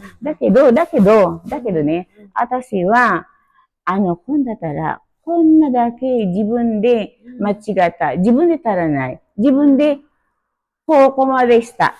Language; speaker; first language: Japanese; non-native, learner; Filipino